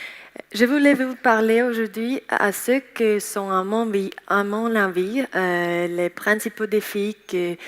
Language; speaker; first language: French; non-native, learner; Estonian